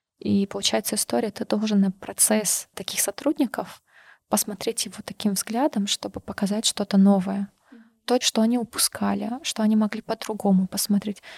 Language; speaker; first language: Russian; non-native, local second language; Karachay-Balkar